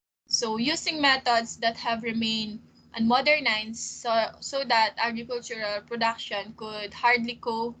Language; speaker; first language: English; non-native, local second language; Filipino